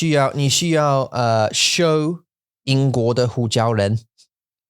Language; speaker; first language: Chinese; non-native, learner; English